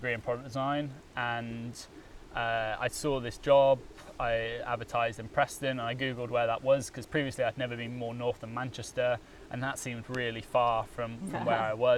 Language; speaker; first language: English; native; English